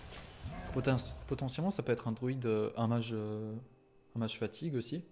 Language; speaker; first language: French; native; French